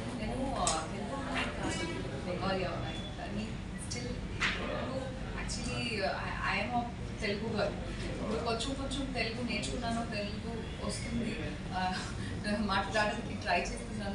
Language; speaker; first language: Telugu; non-native, learner; Bangla